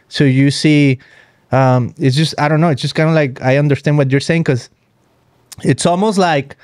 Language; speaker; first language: English; non-native, fluent; Spanish